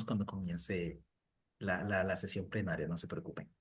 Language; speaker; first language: Spanish; native; Spanish